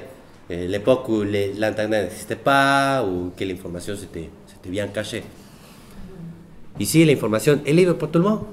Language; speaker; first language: French; non-native, fluent; Spanish